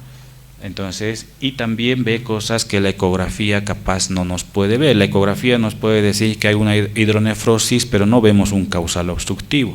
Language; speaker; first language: Spanish; native; Spanish